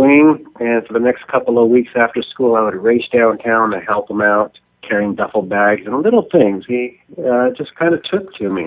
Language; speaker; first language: English; native; English